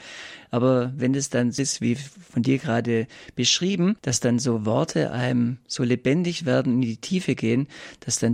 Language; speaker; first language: German; native; German